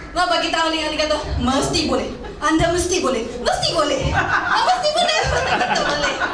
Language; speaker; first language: Malay; non-native, local second language; Chinese